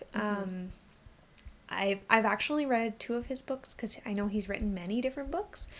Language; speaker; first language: English; native; English